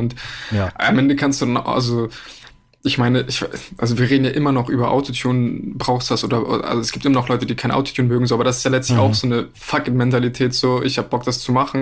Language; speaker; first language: German; native; German